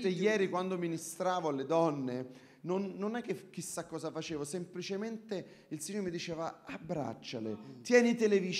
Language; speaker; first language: Italian; native; Italian